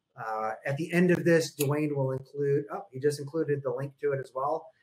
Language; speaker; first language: English; native; English